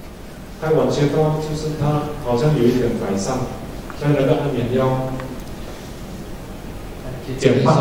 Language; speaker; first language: Chinese; early bilingual, heritage; Indonesian